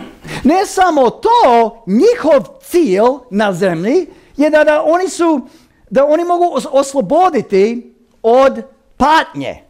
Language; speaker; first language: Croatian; early bilingual, heritage; Croatian